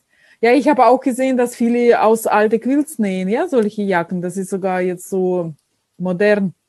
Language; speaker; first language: German; non-native, fluent; Russian